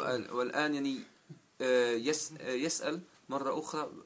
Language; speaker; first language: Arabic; non-native, learner; German